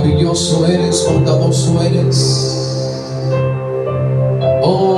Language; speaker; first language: Spanish; native; Spanish